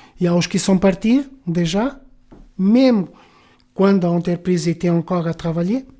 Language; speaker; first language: French; non-native, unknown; Portuguese